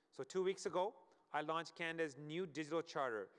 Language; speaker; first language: English; native; English